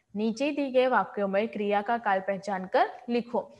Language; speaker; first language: Hindi; non-native, local second language; Marathi